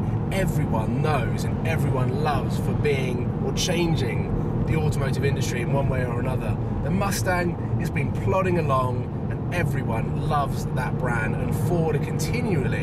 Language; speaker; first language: English; native; English